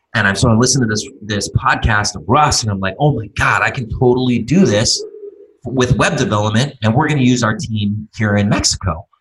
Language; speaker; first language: English; native; English